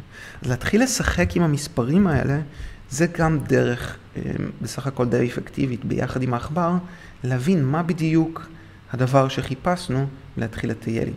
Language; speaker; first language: Hebrew; native; Hebrew